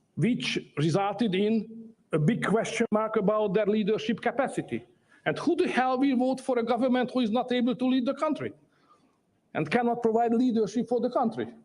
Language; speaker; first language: English; non-native, fluent; Hungarian